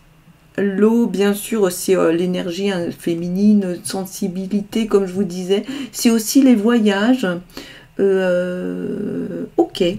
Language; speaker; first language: French; native; French